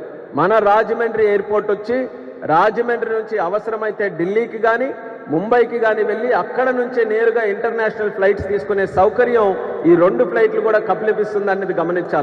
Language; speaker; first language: Telugu; native; Telugu